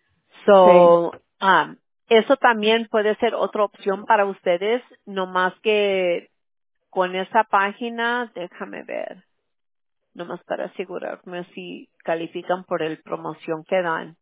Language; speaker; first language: Spanish; early bilingual, other home language; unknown